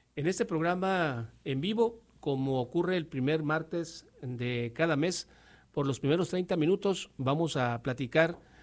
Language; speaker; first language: Spanish; native; Spanish